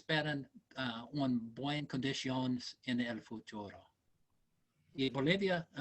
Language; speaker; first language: Spanish; non-native, learner; English